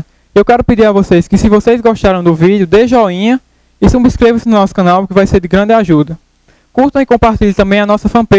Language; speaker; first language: Portuguese; native; Portuguese